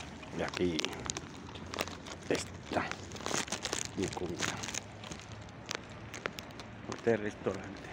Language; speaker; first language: Spanish; non-native, fluent; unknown